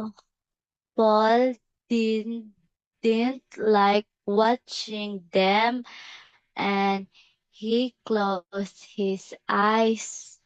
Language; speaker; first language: English; non-native, learner; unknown